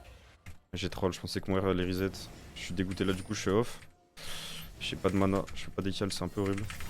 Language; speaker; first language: French; native; French